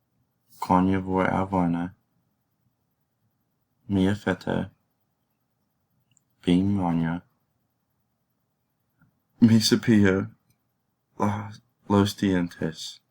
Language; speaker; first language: Spanish; non-native, learner; English